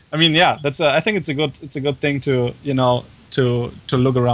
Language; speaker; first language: English; non-native, fluent; German